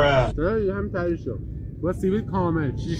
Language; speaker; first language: Persian; native; Persian